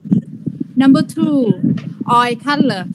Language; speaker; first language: English; non-native, learner; Thai